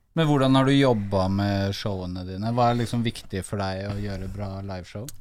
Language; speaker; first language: Norwegian; native; Norwegian